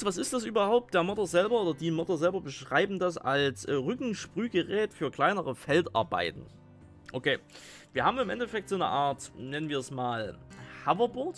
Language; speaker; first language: German; native; German